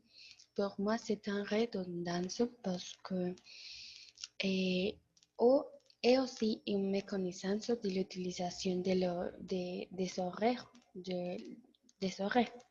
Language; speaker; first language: French; non-native, learner; Spanish